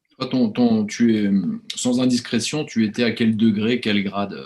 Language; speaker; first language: French; native; French